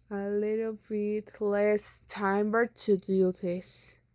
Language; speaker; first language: English; non-native, learner; Spanish